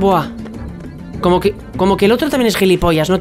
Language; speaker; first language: Spanish; native; Spanish